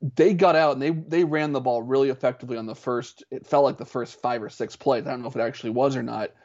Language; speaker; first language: English; native; English